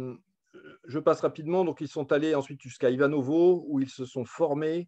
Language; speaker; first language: French; native; French